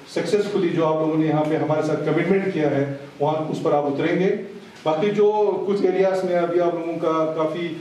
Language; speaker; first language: Hindi; non-native, local second language; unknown